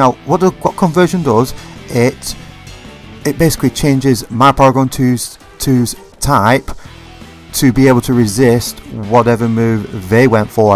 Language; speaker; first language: English; native; English